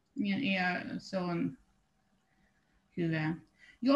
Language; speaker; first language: Finnish; non-native, learner; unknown